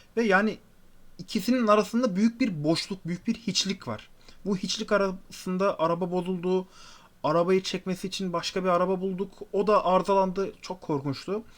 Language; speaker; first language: Turkish; native; Turkish